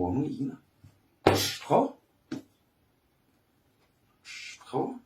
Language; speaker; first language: Chinese; native; Chinese